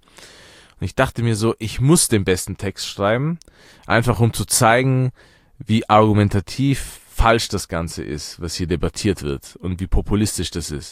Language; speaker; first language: German; early bilingual, other home language; Persian